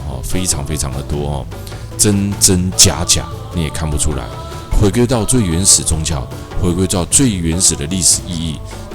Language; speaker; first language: Chinese; native; Chinese